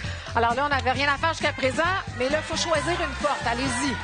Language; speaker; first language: French; native; French